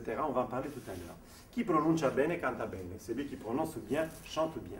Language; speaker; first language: French; non-native, fluent; Italian